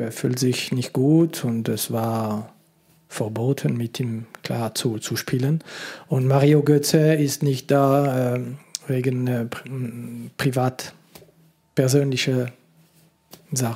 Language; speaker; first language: German; non-native, local second language; French